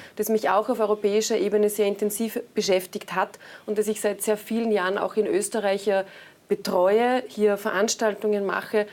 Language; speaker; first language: German; native; German